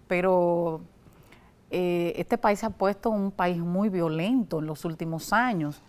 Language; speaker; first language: Spanish; native; Spanish